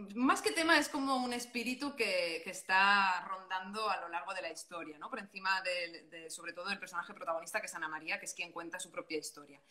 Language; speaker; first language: Spanish; non-native, local second language; Catalan